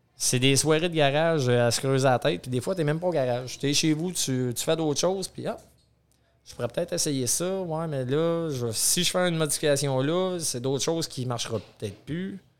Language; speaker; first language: French; native; French